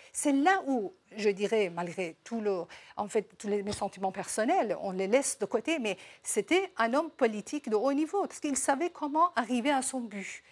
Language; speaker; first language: French; non-native, fluent; Persian